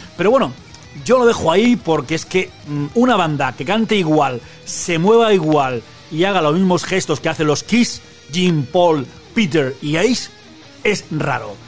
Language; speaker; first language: Spanish; native; Spanish